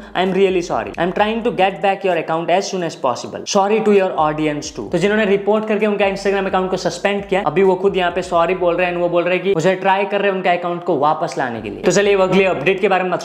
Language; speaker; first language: Hindi; non-native, local second language; Assamese